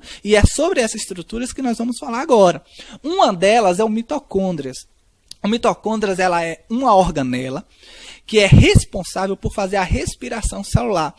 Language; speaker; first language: Portuguese; native; Portuguese